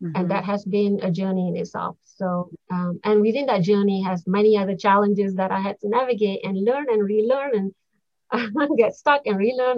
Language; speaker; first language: English; non-native, local second language; Malay